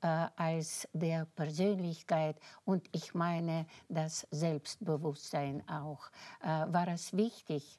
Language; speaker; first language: German; non-native, fluent; Russian